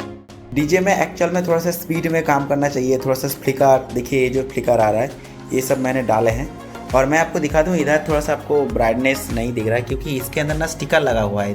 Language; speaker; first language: Hindi; non-native, local second language; Odia